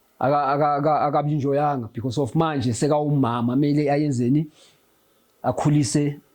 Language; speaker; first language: Zulu; native; Zulu